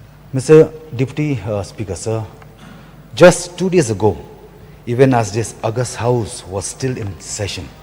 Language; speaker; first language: English; non-native, local second language; Khasi